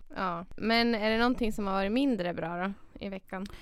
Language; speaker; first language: Swedish; native; Swedish